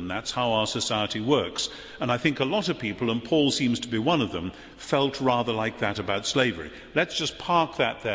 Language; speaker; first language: English; native; English